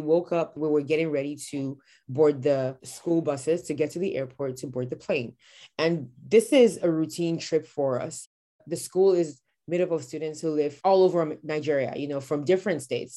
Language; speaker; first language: English; non-native, local second language; Igbo